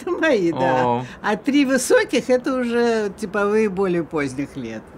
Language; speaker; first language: Russian; native; Russian